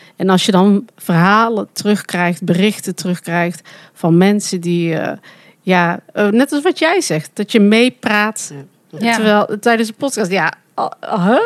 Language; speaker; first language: Dutch; native; Dutch